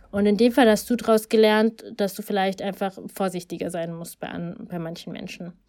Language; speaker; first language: German; early bilingual, other home language; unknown